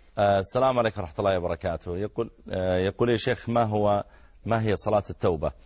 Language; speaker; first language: Arabic; native; Arabic